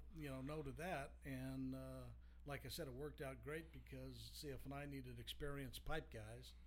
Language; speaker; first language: English; native; English